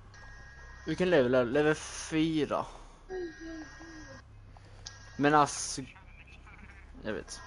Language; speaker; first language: Swedish; native; Swedish